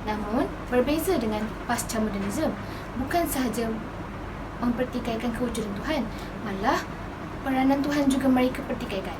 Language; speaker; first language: Malay; native; Malay